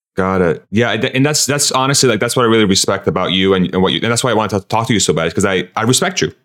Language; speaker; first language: English; early bilingual, other home language; Persian